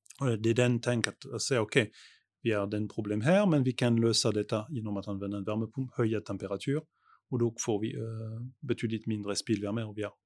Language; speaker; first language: Swedish; non-native, fluent; French